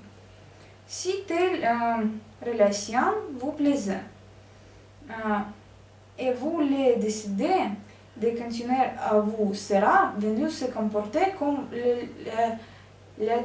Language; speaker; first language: French; non-native, learner; Russian